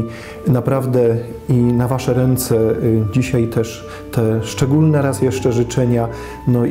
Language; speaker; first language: Polish; native; Polish